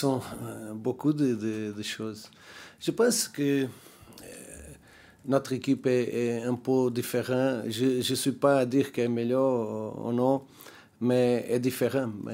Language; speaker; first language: French; non-native, learner; Portuguese